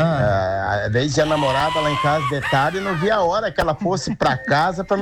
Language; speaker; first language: Portuguese; native; Portuguese